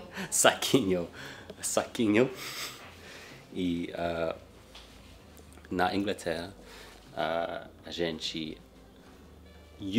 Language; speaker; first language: Portuguese; non-native, learner; English